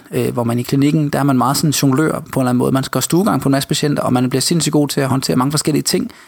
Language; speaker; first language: Danish; native; Danish